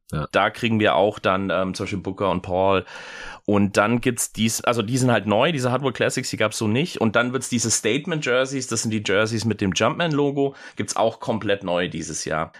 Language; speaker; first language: German; early bilingual, other home language; English